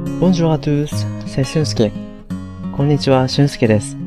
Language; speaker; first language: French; non-native, fluent; Japanese